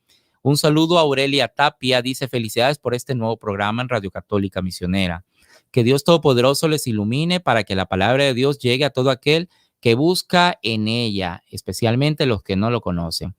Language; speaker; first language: Spanish; native; Spanish